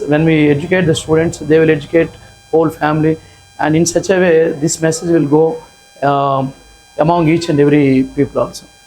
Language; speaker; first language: English; non-native, local second language; Telugu